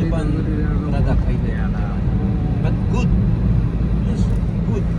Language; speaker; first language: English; non-native, learner; Japanese